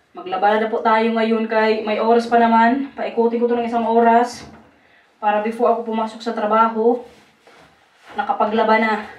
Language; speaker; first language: Filipino; non-native, local second language; Waray